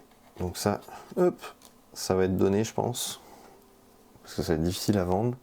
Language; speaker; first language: French; native; French